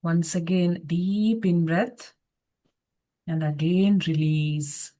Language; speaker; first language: English; non-native, local second language; Kannada